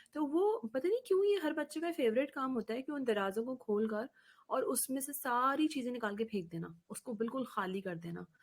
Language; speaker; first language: Urdu; native; Urdu